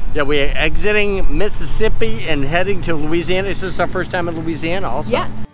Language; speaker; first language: English; native; English